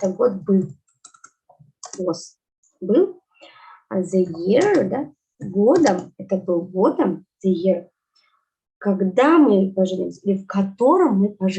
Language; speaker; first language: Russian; non-native, local second language; Kazakh